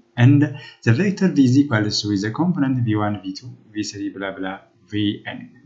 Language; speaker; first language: English; non-native, local second language; Amharic